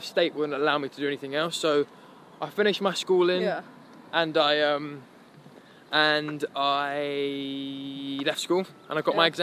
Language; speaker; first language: English; native; English